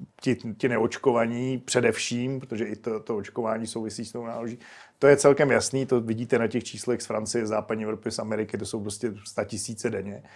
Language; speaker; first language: Czech; native; Czech